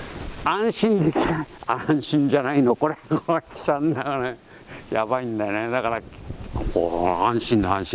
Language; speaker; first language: Japanese; native; Japanese